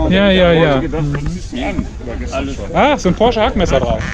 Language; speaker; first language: German; native; German